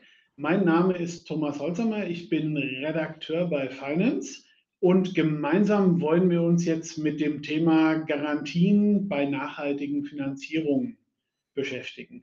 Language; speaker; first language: German; native; German